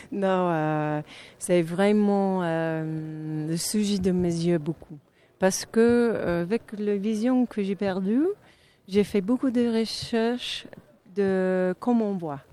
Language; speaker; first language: French; non-native, fluent; English